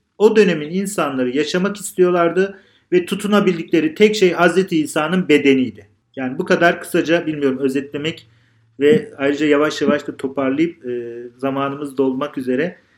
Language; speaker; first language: Turkish; native; Turkish